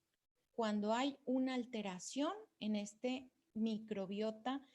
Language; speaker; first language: Spanish; native; Spanish